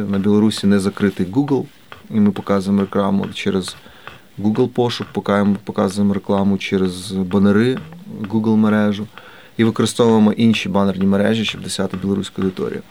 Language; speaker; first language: Ukrainian; native; Ukrainian